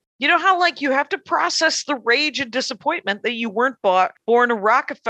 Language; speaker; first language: English; native; English